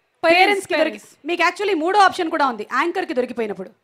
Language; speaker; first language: Telugu; native; Telugu